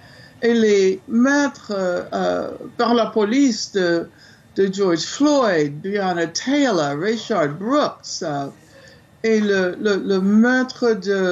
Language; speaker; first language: French; non-native, fluent; English